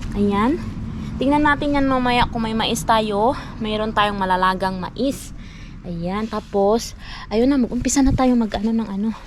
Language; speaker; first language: Filipino; non-native, local second language; Hiligaynon